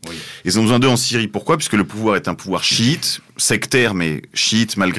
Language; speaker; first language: French; native; French